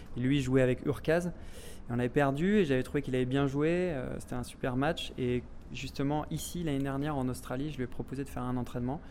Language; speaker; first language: French; native; French